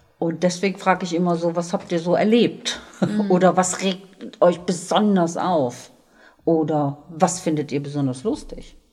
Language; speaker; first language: German; native; German